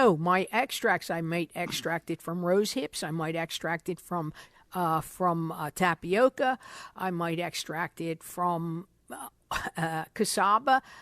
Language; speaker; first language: English; native; English